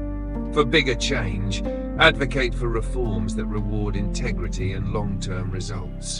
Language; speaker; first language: English; native; English